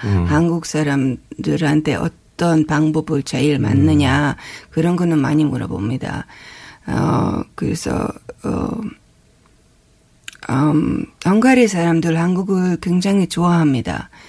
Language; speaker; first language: Korean; non-native, fluent; Hungarian